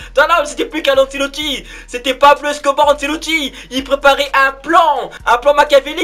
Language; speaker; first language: French; native; French